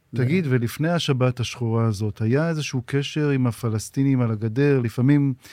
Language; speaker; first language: Hebrew; native; Hebrew